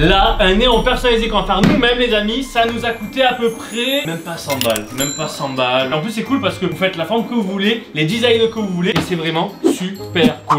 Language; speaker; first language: French; native; French